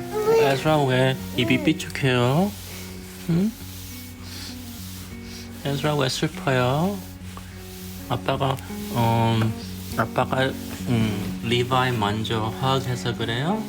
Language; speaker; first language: Korean; early bilingual, heritage; Korean